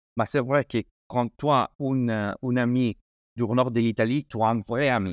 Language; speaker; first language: French; non-native, learner; Spanish